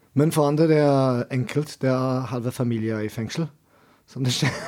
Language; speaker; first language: Norwegian; non-native, learner; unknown